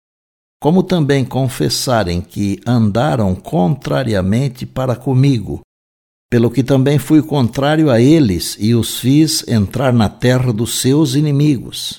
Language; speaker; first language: Portuguese; native; Portuguese